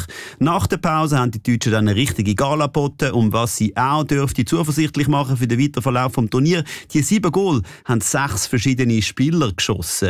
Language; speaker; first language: German; native; German